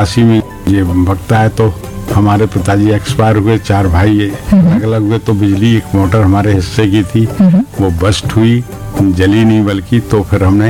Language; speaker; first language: Hindi; native; Hindi